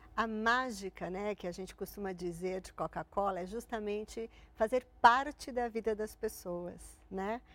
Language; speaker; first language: Portuguese; native; Portuguese